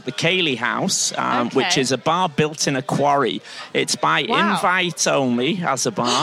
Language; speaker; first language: English; native; English